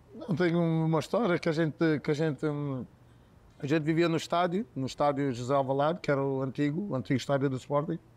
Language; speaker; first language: Portuguese; native; Portuguese